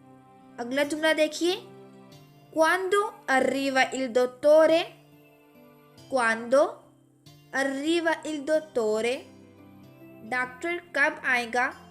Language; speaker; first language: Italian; non-native, fluent; Urdu